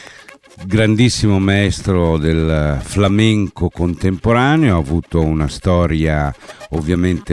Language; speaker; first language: Italian; native; Italian